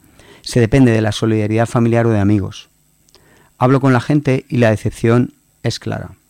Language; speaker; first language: Spanish; native; Spanish